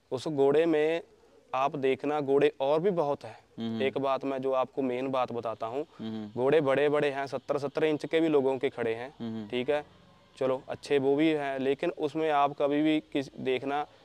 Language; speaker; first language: Hindi; native; Hindi